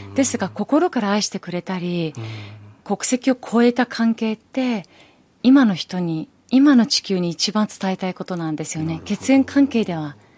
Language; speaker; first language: Japanese; early bilingual, other home language; Persian